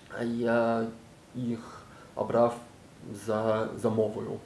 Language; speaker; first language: Ukrainian; non-native, learner; English